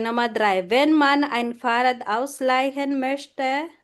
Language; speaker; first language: German; non-native, fluent; Filipino